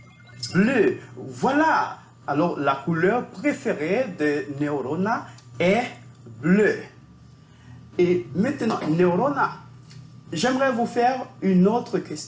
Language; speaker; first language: French; non-native, fluent; Spanish